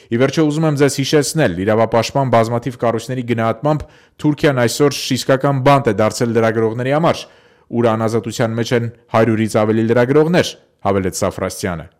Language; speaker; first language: Armenian; native; Armenian